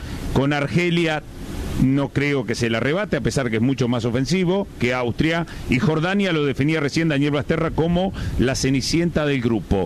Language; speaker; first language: Spanish; native; Spanish